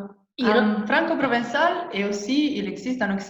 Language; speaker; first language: French; non-native, fluent; Italian